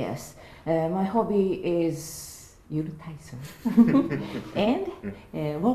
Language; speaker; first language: English; non-native, learner; Japanese